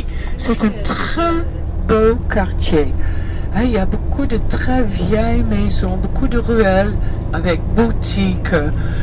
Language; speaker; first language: French; early bilingual, heritage; Dutch